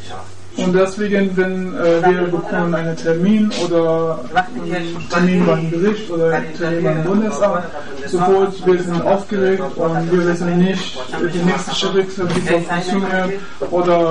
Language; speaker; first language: German; non-native, learner; Persian